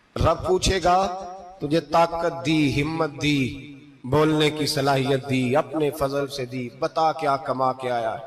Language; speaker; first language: Urdu; non-native, local second language; Punjabi